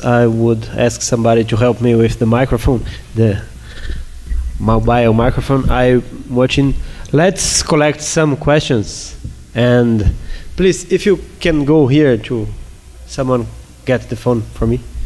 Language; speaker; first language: English; non-native, fluent; Portuguese